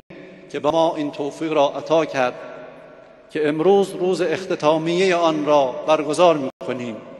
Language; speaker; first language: Persian; native; Persian